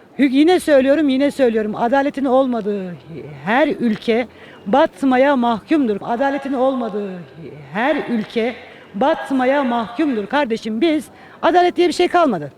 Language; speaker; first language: Turkish; native; Turkish